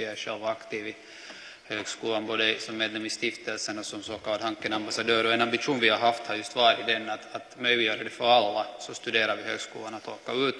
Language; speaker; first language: Swedish; native; Swedish